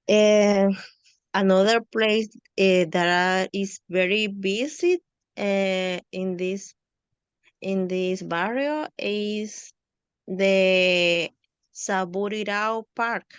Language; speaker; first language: English; non-native, learner; Spanish